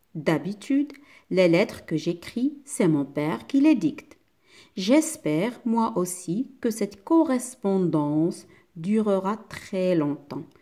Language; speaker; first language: French; non-native, local second language; Arabic